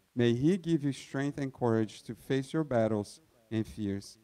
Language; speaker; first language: English; non-native, fluent; Portuguese